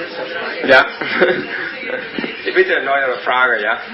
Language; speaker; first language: German; non-native, learner; Vietnamese